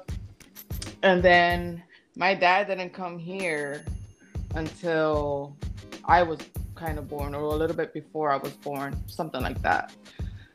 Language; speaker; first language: English; native; English